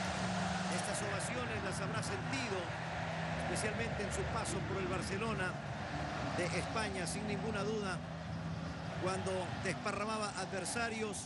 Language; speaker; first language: Spanish; native; Spanish